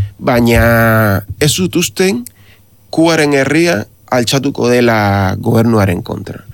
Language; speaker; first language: Basque; non-native, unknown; Spanish